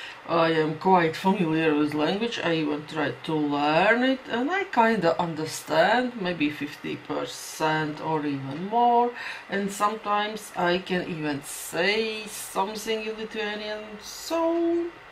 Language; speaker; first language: English; non-native, fluent; Latvian